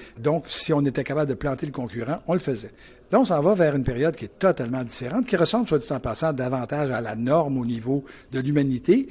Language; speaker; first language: French; native; French